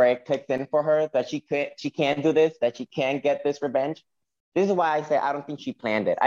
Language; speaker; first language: English; non-native, fluent; Spanish